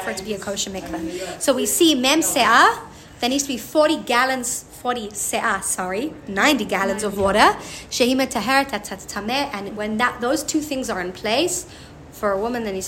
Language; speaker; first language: English; native; English